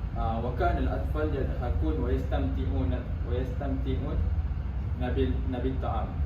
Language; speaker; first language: Arabic; non-native, learner; Malay